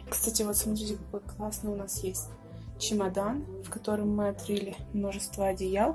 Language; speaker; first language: Russian; native; Russian